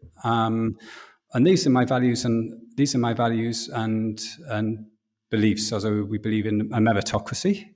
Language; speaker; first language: English; native; English